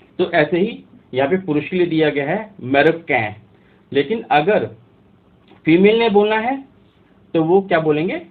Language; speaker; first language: Hindi; native; Hindi